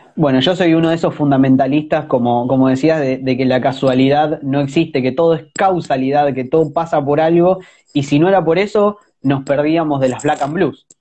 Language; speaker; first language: Spanish; native; Spanish